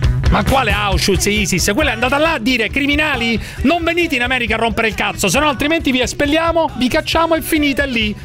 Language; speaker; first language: Italian; native; Italian